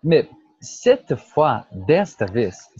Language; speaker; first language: French; non-native, fluent; Portuguese